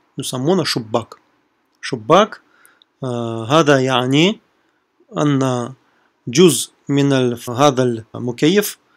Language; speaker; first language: Arabic; non-native, fluent; Russian